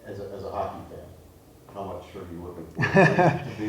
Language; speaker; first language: English; native; English